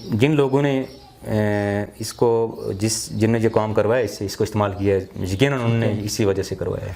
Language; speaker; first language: Urdu; non-native, local second language; Pahari-Potwari